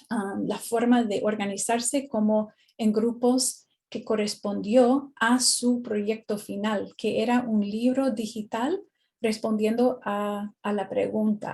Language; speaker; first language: Spanish; non-native, fluent; English